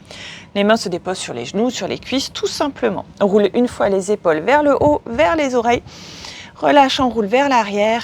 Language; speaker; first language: French; native; French